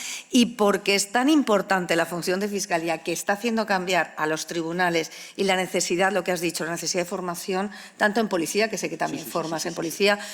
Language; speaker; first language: Spanish; native; Spanish